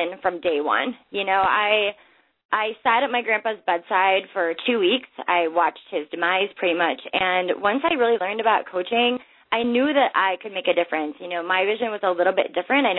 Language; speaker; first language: English; native; English